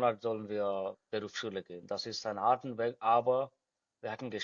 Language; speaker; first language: German; non-native, learner; Telugu